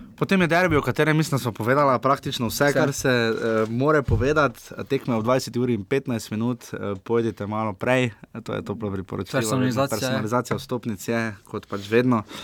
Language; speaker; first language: Slovenian; native; Slovenian